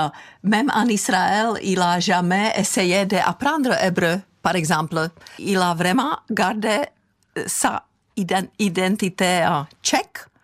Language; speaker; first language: French; non-native, fluent; Czech